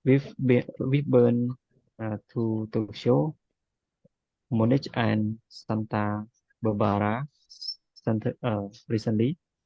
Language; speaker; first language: English; non-native, learner; Khmer